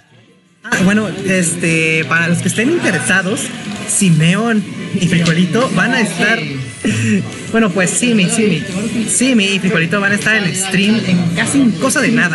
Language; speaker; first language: Spanish; native; Spanish